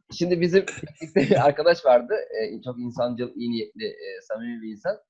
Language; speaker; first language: Turkish; native; Turkish